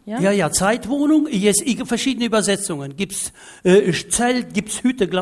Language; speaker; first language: German; non-native, fluent; Russian